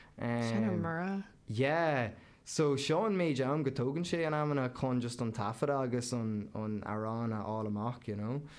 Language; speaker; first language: Irish; non-native, local second language; English